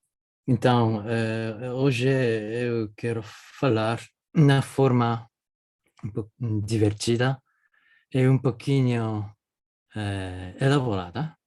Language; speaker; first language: Portuguese; non-native, fluent; Japanese